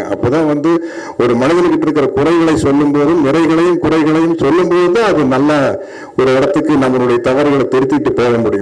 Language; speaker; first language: Tamil; native; Tamil